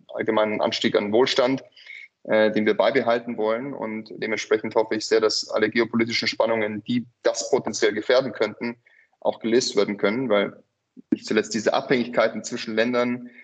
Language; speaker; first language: German; native; German